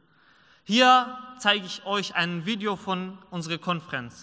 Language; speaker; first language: German; non-native, learner; Persian